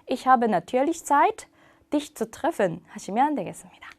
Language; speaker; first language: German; non-native, fluent; Korean